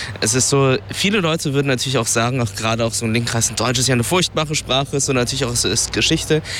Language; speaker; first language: German; early bilingual, other home language; Vietnamese